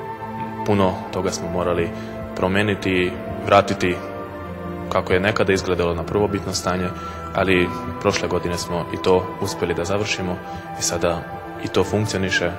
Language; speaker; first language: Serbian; non-native, local second language; Hungarian